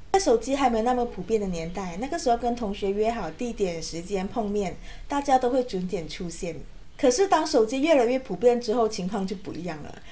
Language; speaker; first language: Chinese; native; Chinese